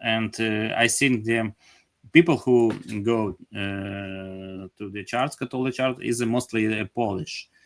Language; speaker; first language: English; non-native, learner; Ukrainian